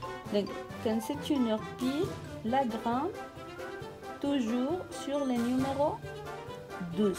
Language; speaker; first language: French; non-native, fluent; Spanish